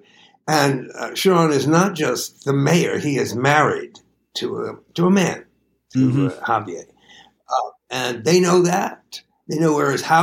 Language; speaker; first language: English; native; English